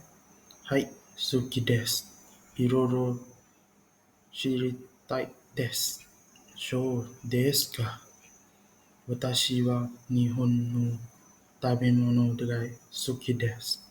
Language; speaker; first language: Japanese; non-native, learner; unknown